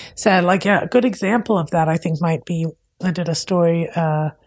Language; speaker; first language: English; non-native, fluent; Danish